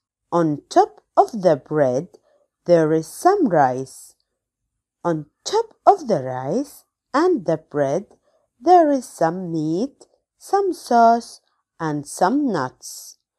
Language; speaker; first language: English; non-native, fluent; Arabic